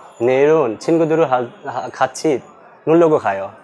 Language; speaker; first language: Korean; non-native, learner; Bangla